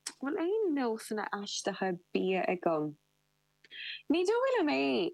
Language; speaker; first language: Irish; non-native, local second language; English